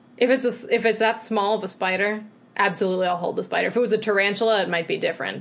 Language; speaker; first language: English; native; English